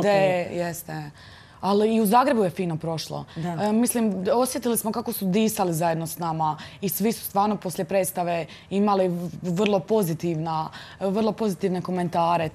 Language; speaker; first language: Croatian; native; Croatian